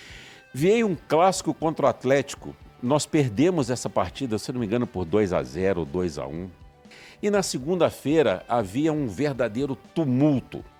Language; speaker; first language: Portuguese; native; Portuguese